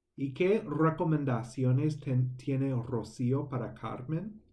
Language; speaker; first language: Spanish; non-native, fluent; English